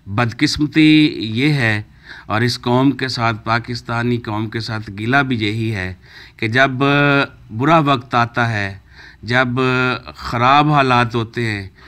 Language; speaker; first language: Urdu; non-native, local second language; Punjabi